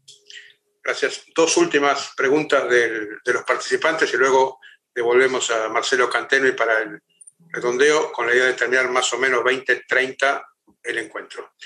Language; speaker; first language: Spanish; native; Spanish